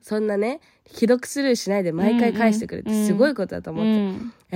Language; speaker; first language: Japanese; early bilingual, heritage; Japanese